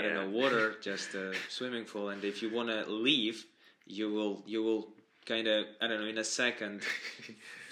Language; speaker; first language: English; non-native, fluent; Russian